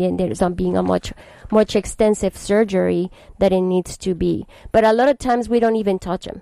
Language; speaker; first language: English; non-native, fluent; Spanish